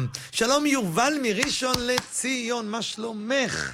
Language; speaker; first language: Hebrew; native; Hebrew